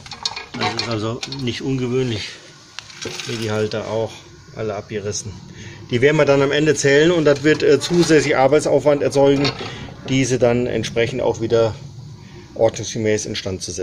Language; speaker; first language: German; native; German